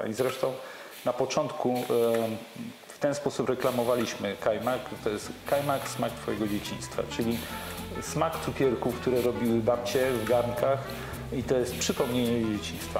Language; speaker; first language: Polish; native; Polish